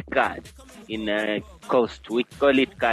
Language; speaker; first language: English; non-native, local second language; Giryama